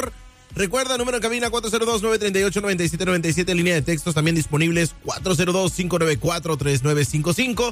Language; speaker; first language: Spanish; native; Spanish